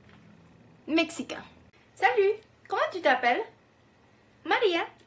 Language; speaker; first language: French; non-native, fluent; Spanish